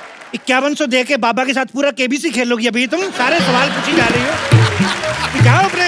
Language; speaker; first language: Hindi; native; Hindi